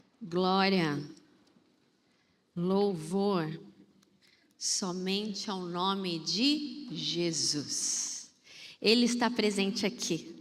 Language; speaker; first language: Portuguese; native; Portuguese